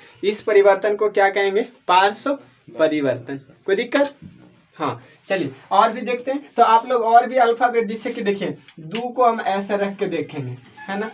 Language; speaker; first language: Hindi; native; Hindi